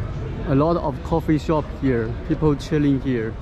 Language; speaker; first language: English; non-native, learner; Chinese